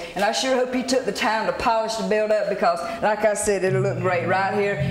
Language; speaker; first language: English; native; English